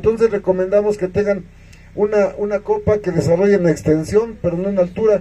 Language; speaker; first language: Spanish; native; Spanish